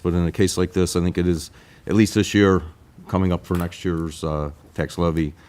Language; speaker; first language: English; native; English